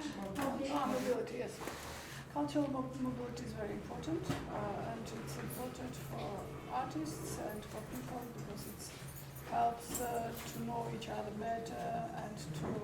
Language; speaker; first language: English; non-native, learner; Armenian